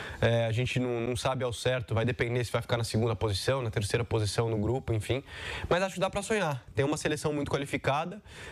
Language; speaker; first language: Portuguese; native; Portuguese